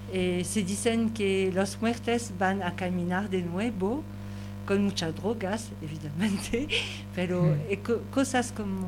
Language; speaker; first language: Spanish; non-native, learner; French